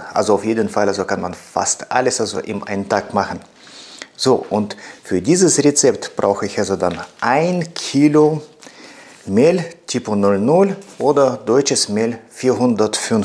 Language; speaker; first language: German; non-native, fluent; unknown